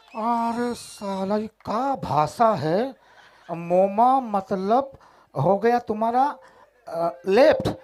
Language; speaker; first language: Hindi; non-native, local second language; Marathi